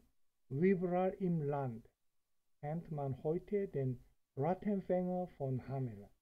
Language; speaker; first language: German; non-native, fluent; Korean